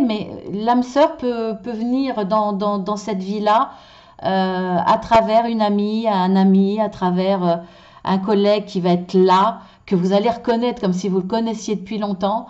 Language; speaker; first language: French; native; French